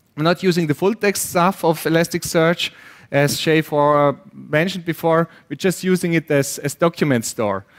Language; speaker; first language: English; non-native, fluent; German